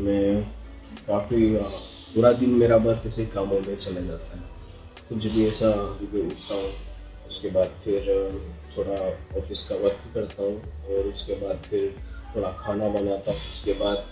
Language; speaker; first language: Hindi; native; Hindi